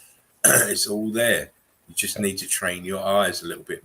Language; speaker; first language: English; native; English